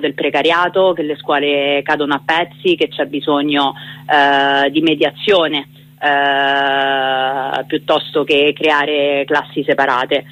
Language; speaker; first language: Italian; native; Italian